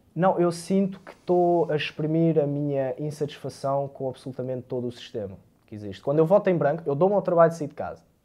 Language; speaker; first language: Portuguese; early bilingual, other home language; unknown